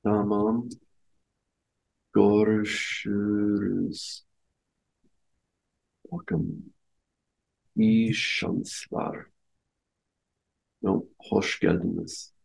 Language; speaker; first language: Turkish; non-native, learner; English